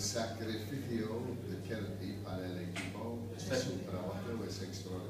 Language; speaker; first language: Spanish; non-native, fluent; English